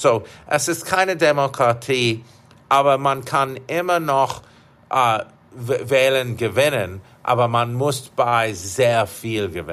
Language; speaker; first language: German; non-native, fluent; English